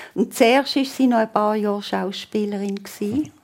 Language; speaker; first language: German; native; German